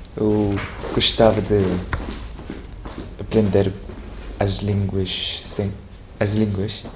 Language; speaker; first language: Portuguese; non-native, learner; Korean